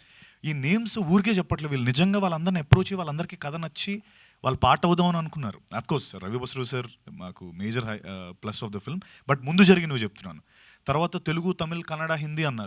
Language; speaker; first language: Telugu; native; Telugu